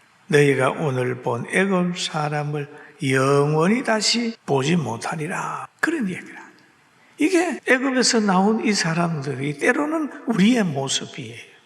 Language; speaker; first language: Korean; native; Korean